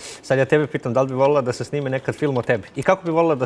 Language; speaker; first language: Serbian; native; Serbian